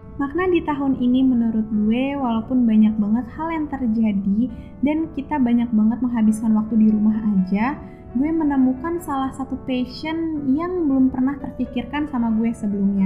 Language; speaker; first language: Indonesian; native; Indonesian